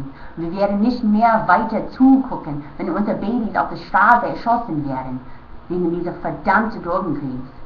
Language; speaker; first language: German; non-native, fluent; English